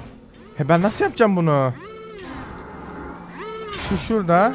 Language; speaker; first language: Turkish; early bilingual, heritage; Turkish